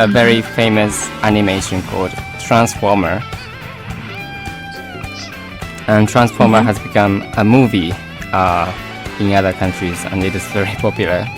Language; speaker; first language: English; non-native, fluent; Japanese